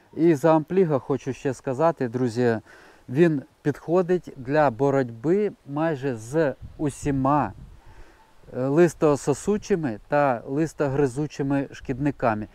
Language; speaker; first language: Ukrainian; non-native, local second language; Russian